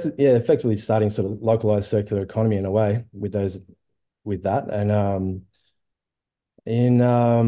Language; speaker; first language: English; native; English